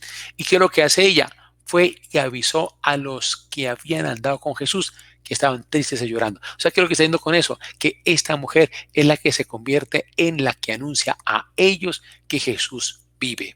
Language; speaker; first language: Spanish; native; Spanish